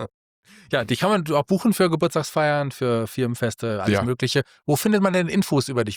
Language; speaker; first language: German; native; German